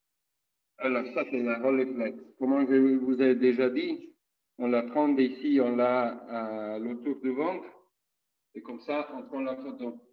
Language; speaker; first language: French; non-native, fluent; Italian